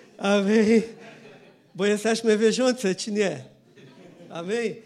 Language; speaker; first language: Polish; non-native, learner; Portuguese